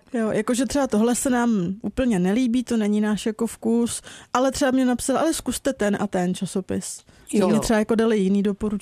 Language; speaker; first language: Czech; native; Czech